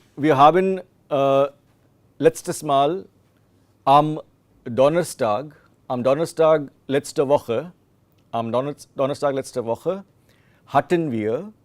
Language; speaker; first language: German; non-native, fluent; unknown